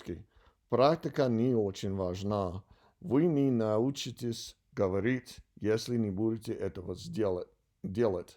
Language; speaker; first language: Russian; non-native, learner; English